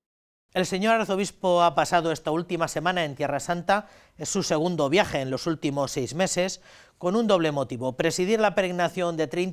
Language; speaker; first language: Spanish; native; Spanish